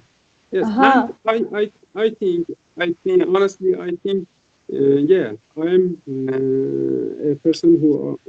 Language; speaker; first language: English; non-native, fluent; Persian